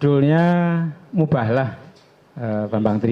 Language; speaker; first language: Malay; non-native, local second language; Javanese